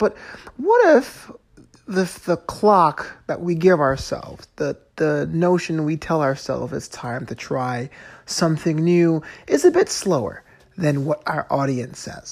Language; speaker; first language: English; native; English